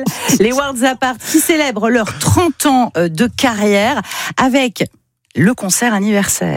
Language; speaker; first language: French; native; French